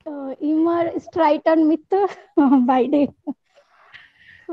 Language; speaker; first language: German; non-native, learner; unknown